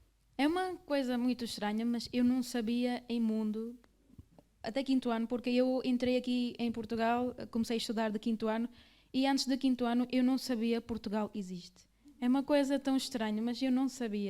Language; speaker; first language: Portuguese; early bilingual, other home language; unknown